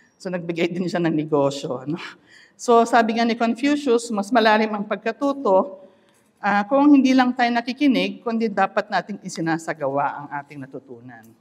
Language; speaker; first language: Filipino; non-native, local second language; Iloko